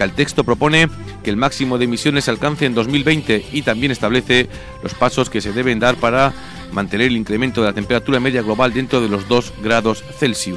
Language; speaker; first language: Spanish; native; Spanish